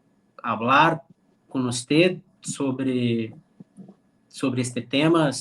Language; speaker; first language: Spanish; non-native, learner; Portuguese